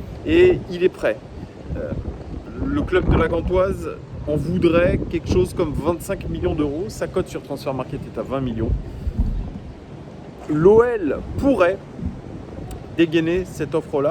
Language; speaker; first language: French; native; French